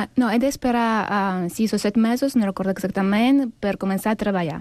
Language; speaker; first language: Catalan; non-native, learner; Russian